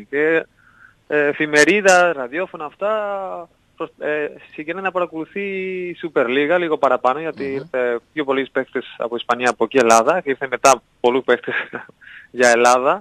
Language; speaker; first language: Greek; non-native, learner; Spanish